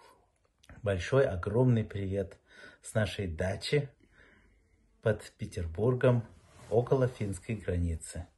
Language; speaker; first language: Russian; native; Russian